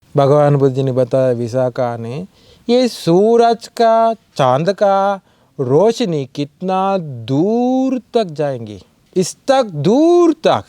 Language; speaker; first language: Hindi; non-native, fluent; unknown